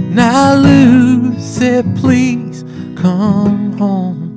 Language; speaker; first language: French; non-native, fluent; English